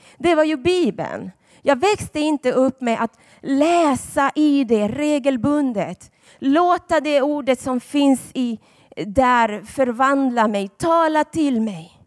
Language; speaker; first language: Swedish; non-native, fluent; Spanish